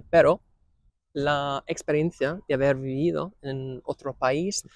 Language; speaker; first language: Spanish; non-native, fluent; English